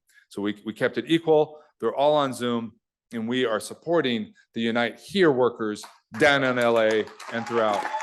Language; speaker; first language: English; native; English